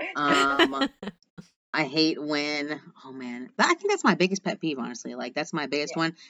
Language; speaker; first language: English; native; English